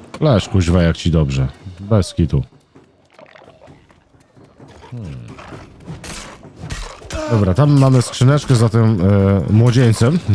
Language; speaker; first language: Polish; native; Polish